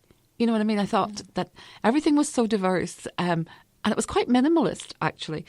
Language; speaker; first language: English; native; English